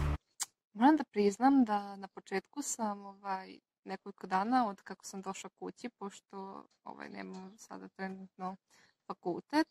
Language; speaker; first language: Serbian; non-native, local second language; Slovak